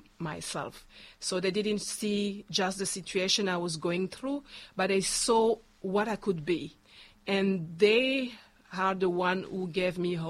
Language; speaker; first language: English; non-native, fluent; Luba-Lulua